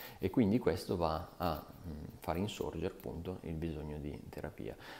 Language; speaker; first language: Italian; native; Italian